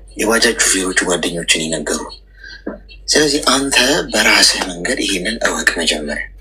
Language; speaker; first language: Amharic; native; Amharic